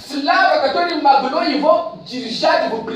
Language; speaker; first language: Russian; non-native, fluent; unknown